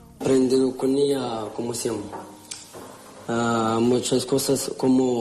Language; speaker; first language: Spanish; non-native, learner; Arabic